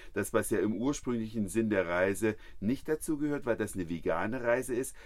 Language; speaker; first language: German; native; German